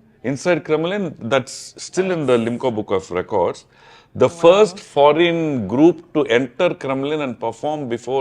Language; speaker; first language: English; non-native, local second language; Malayalam